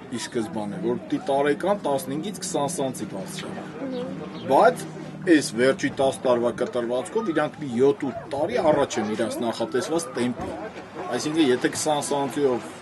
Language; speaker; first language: Armenian; native; Armenian